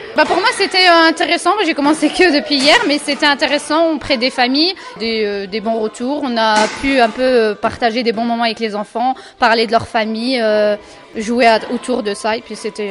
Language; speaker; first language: French; native; French